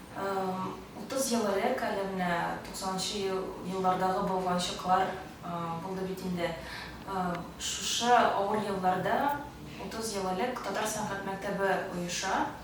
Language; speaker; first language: Tatar; early bilingual, heritage; Tatar